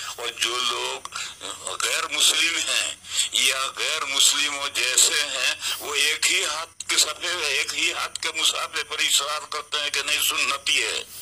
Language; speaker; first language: Urdu; non-native, local second language; Gujarati